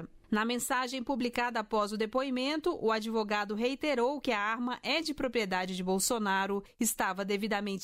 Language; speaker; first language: Portuguese; native; Portuguese